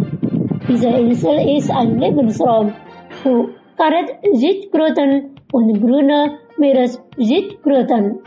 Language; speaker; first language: German; non-native, learner; Indonesian